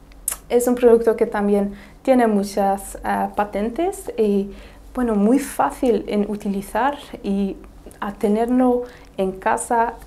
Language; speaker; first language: Spanish; non-native, fluent; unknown